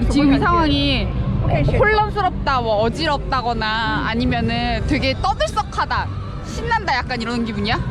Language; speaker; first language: Korean; non-native, fluent; Chinese